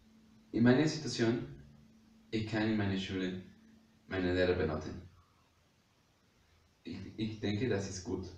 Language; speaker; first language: German; non-native, learner; Spanish